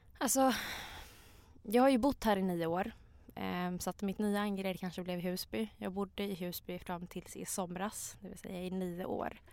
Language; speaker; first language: Swedish; native; Swedish